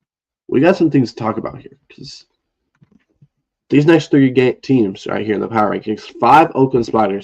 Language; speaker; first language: English; native; English